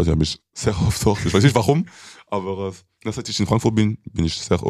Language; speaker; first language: German; non-native, local second language; French